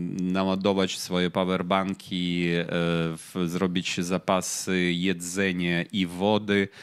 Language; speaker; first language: Polish; non-native, fluent; Ukrainian